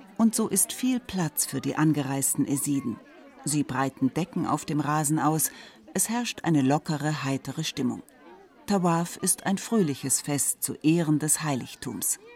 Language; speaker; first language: German; native; German